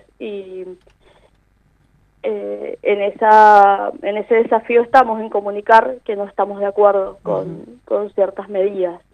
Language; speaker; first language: Spanish; native; Spanish